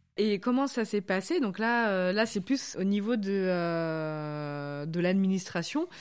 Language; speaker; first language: French; native; French